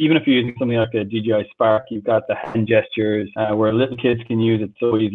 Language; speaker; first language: English; native; English